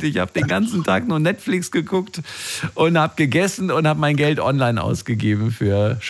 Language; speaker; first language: German; native; German